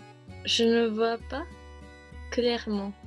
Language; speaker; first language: French; non-native, learner; Japanese